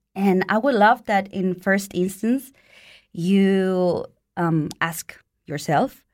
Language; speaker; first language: English; non-native, fluent; Spanish